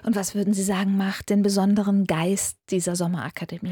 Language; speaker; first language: German; native; German